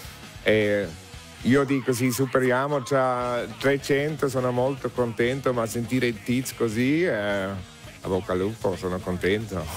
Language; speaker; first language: Italian; non-native, learner; German